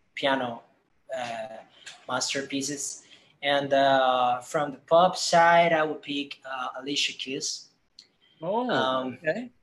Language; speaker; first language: English; non-native, fluent; Spanish